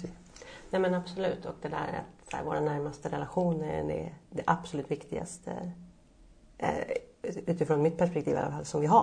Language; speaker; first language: Swedish; native; Swedish